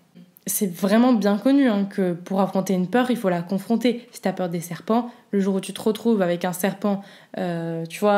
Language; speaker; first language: French; native; French